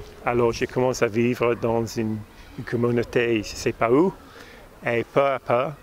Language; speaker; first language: French; non-native, fluent; English